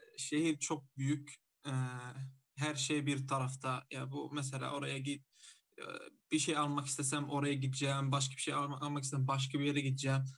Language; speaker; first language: Turkish; non-native, fluent; Arabic